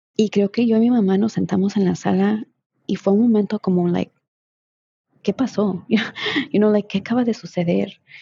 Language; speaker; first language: Spanish; early bilingual, heritage; Spanish